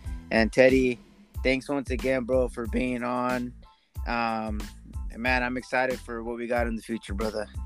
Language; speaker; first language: English; native; English